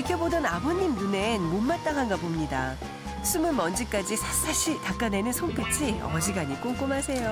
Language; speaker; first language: Korean; native; Korean